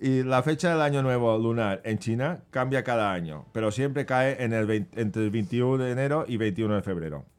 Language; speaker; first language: Spanish; non-native, local second language; Catalan